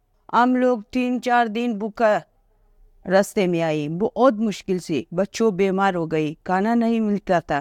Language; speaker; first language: Hindi; non-native, learner; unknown